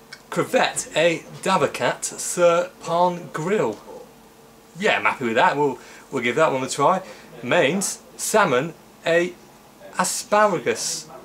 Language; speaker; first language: English; native; English